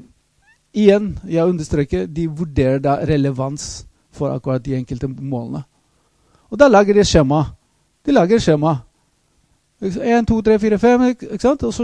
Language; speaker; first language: Norwegian; non-native, fluent; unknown